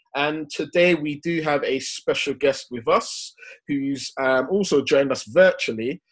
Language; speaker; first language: English; native; English